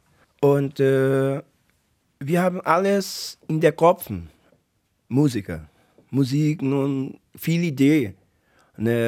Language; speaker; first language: German; non-native, learner; Portuguese